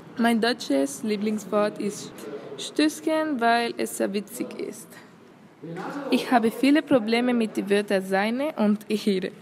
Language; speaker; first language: German; non-native, learner; Spanish